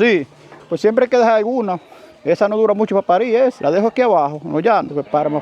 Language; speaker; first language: Spanish; native; Spanish